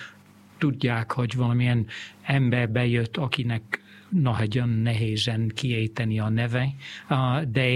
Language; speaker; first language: Hungarian; non-native, fluent; English